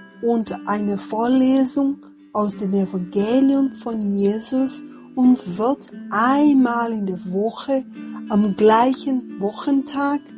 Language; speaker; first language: German; non-native, fluent; Portuguese